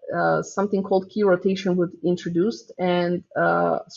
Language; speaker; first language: English; non-native, fluent; Croatian